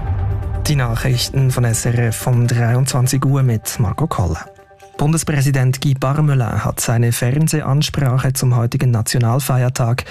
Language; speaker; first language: German; native; German